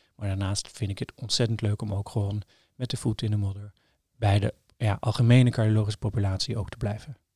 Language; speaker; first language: Dutch; non-native, fluent; Norwegian